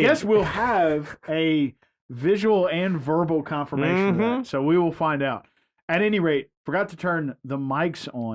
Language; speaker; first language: English; native; English